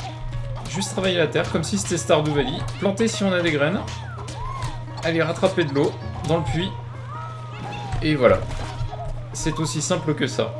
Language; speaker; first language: French; native; French